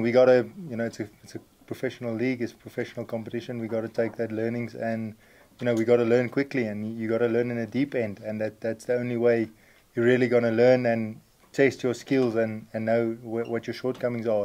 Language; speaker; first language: English; non-native, local second language; Afrikaans